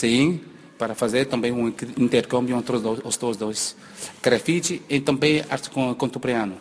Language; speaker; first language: Portuguese; non-native, fluent; French